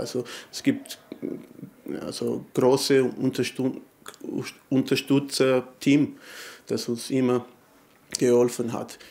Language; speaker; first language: German; non-native, learner; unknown